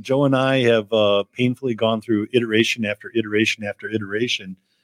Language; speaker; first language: English; native; English